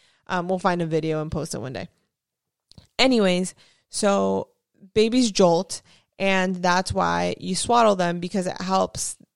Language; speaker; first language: English; native; English